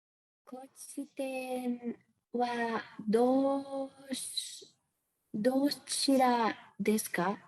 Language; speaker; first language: Japanese; non-native, learner; Spanish